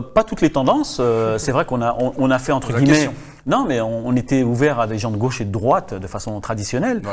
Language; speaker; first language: French; native; French